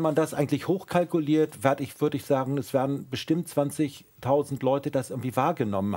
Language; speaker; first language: German; native; German